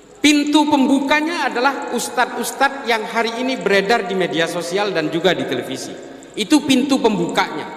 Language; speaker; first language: Indonesian; non-native, local second language; Madurese